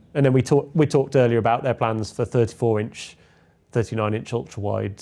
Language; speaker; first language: English; native; English